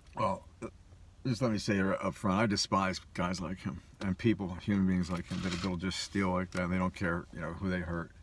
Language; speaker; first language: English; native; English